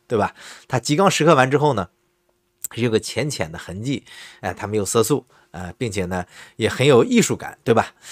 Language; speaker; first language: Chinese; native; Chinese